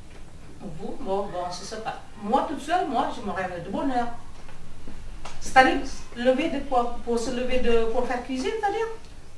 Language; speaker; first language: French; non-native, fluent; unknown